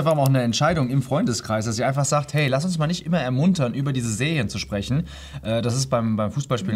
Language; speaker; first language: German; native; German